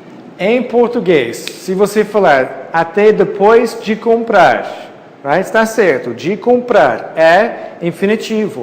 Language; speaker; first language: Portuguese; non-native, fluent; English